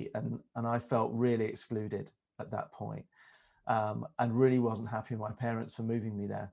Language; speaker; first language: English; native; English